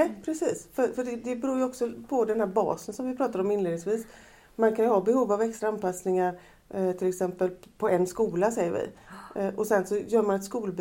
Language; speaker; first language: Swedish; native; Swedish